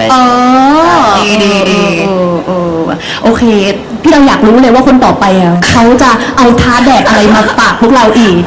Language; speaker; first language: Thai; native; Thai